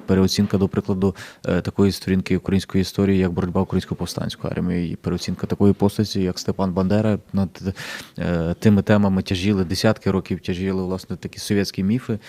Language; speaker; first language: Ukrainian; native; Ukrainian